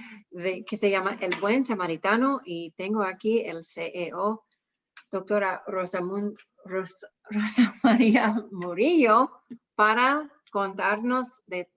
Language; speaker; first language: Spanish; non-native, learner; English